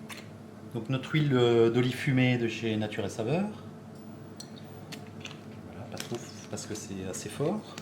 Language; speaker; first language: French; native; French